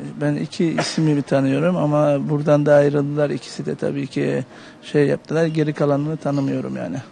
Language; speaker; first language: Turkish; early bilingual, heritage; Turkish